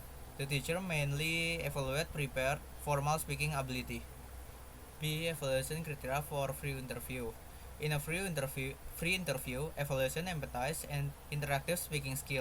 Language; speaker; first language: English; non-native, learner; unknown